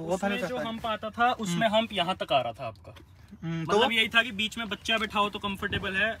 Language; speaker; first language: Hindi; native; Hindi